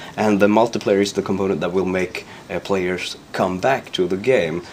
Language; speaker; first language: English; non-native, fluent; Swedish